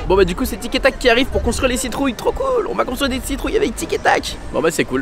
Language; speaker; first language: French; native; French